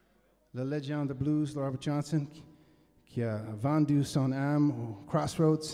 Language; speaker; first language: French; non-native, fluent; English